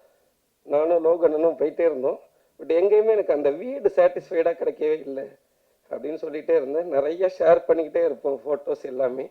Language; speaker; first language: Tamil; native; Tamil